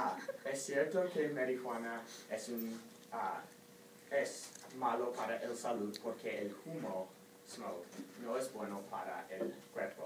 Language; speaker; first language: Spanish; non-native, learner; English